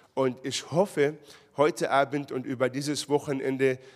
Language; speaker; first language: German; non-native, fluent; Hebrew